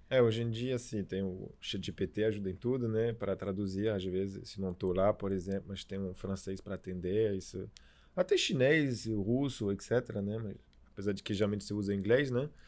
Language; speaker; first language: Portuguese; non-native, fluent; French